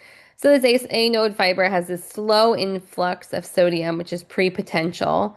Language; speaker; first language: English; native; English